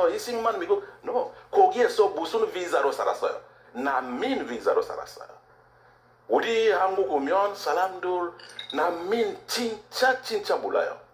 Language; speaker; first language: Korean; non-native, learner; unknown